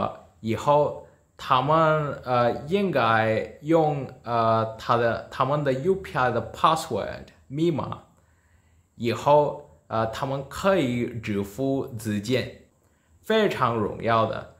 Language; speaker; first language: Chinese; non-native, learner; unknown